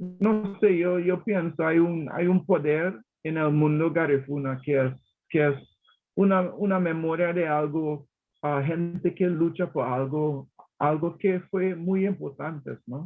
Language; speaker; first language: Spanish; non-native, learner; English